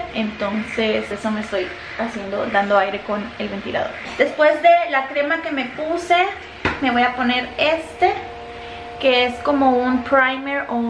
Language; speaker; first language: Spanish; native; Spanish